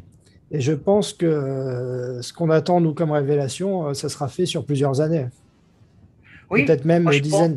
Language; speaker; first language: French; native; French